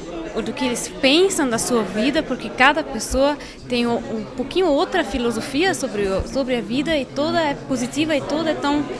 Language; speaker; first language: Portuguese; non-native, fluent; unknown